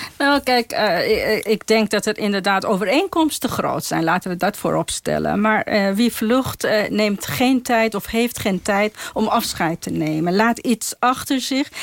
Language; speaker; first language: Dutch; non-native, fluent; Persian